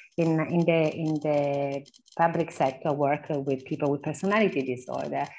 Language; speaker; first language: English; non-native, fluent; Italian